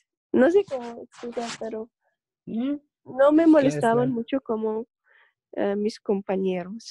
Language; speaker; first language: Spanish; non-native, learner; Russian